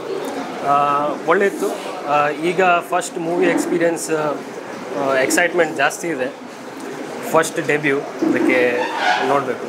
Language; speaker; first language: Kannada; non-native, local second language; Konkani